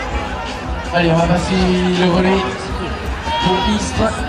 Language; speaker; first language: French; native; French